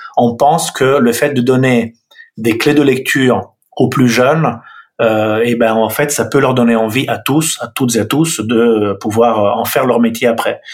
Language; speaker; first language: French; non-native, fluent; Italian